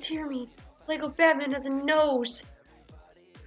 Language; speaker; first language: English; native; English